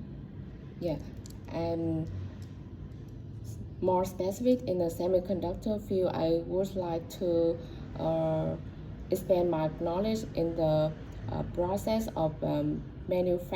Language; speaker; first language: English; non-native, learner; Vietnamese